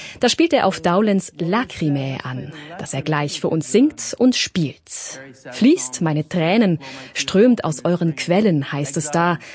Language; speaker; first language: German; native; German